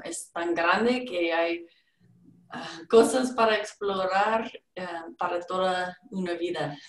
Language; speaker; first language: Spanish; non-native, learner; English